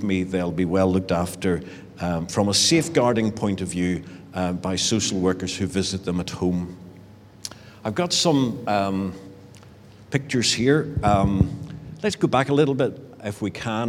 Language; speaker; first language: English; native; English